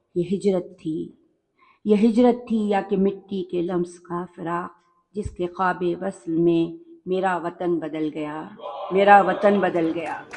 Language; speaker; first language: Urdu; native; Urdu